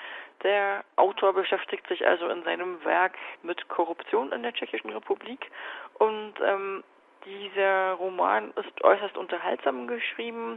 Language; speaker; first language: German; native; German